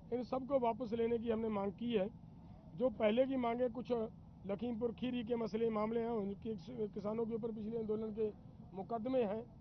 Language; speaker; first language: Hindi; non-native, local second language; Punjabi